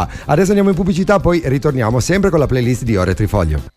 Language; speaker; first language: Italian; native; Italian